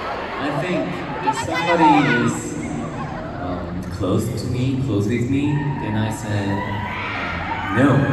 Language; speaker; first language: English; non-native, learner; Korean